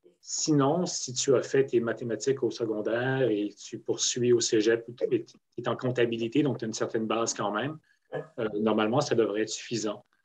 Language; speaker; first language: French; native; French